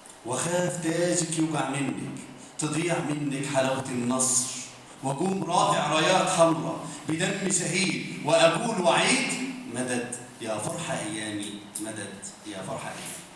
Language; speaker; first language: Arabic; native; Arabic